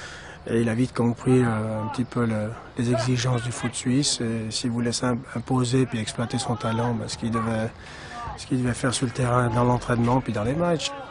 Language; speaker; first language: French; native; French